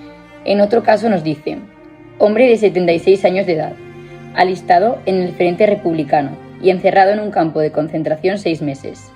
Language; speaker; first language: Spanish; native; Spanish